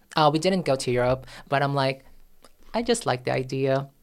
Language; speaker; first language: English; non-native, local second language; Filipino